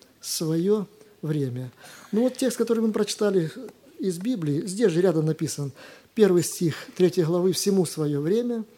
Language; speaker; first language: Russian; native; Russian